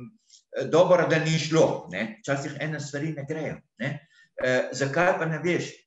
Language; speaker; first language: Slovenian; non-native, fluent; Arabic